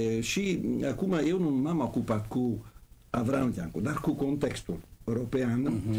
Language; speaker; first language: Romanian; non-native, fluent; Italian